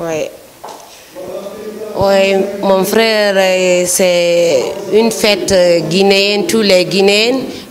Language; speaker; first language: French; non-native, local second language; Fula